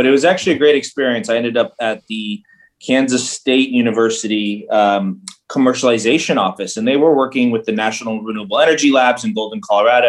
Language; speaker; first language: English; native; English